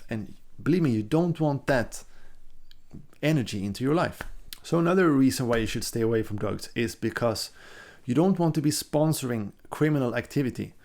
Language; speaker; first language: English; non-native, fluent; Swedish